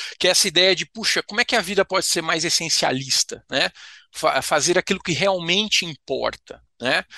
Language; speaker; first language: Portuguese; native; Portuguese